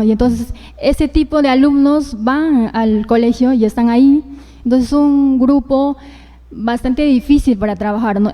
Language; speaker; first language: Spanish; native; Spanish